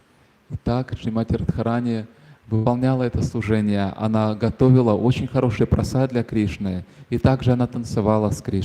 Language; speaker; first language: Russian; native; Russian